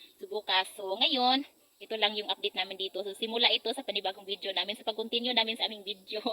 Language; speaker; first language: Filipino; non-native, local second language; Hiligaynon